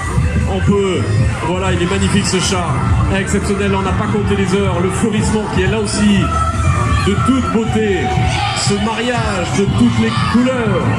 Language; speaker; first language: French; native; French